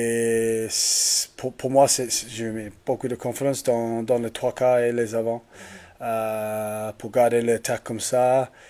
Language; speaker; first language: French; non-native, learner; English